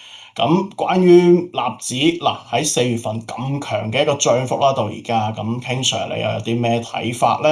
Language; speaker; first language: Cantonese; native; Cantonese